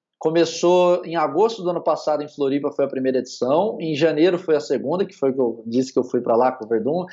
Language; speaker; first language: Portuguese; native; Portuguese